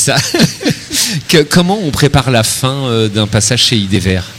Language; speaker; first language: French; native; French